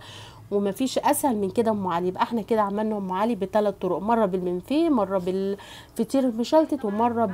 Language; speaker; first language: Arabic; native; Arabic